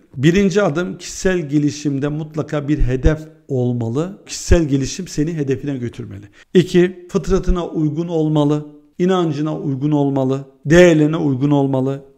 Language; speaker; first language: Turkish; early bilingual, heritage; Turkish